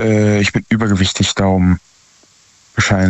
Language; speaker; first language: German; native; German